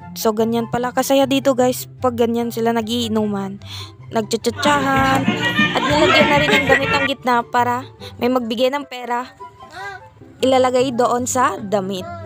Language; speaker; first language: Filipino; non-native, local second language; Cebuano